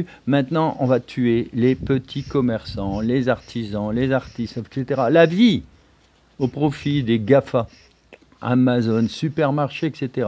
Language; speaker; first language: French; native; French